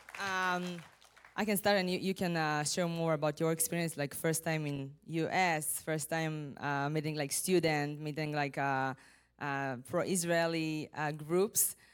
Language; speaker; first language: English; non-native, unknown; Hebrew